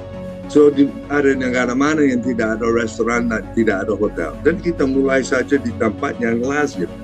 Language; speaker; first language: Indonesian; non-native, fluent; English